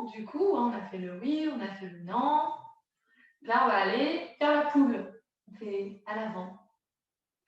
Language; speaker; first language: French; native; French